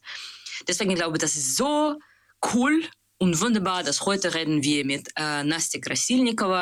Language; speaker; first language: German; non-native, learner; Russian